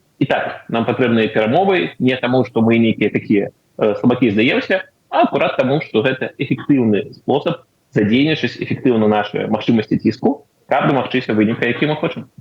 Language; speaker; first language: Belarusian; native; Belarusian